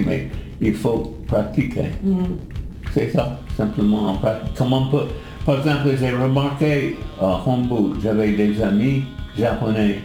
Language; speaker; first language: French; non-native, learner; English